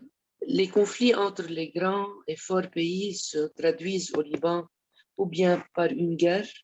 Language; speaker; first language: French; non-native, local second language; Arabic